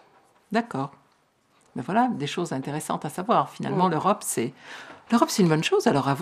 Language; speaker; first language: French; native; French